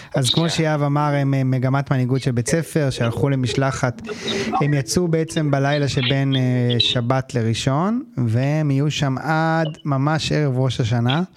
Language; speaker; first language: Hebrew; native; Hebrew